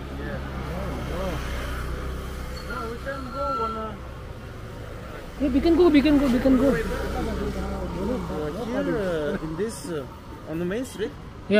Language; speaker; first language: English; non-native, learner; Hindi